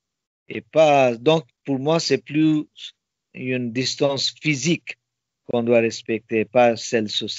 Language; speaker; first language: French; non-native, fluent; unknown